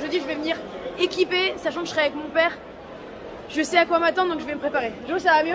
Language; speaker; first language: French; native; French